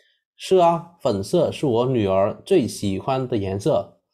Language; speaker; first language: Chinese; non-native, fluent; Vietnamese